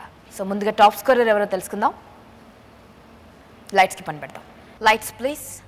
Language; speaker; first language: Telugu; native; Telugu